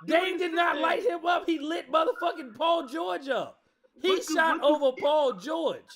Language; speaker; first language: English; native; English